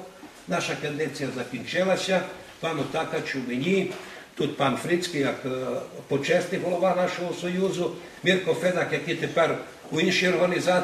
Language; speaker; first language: Ukrainian; early bilingual, heritage; Ukrainian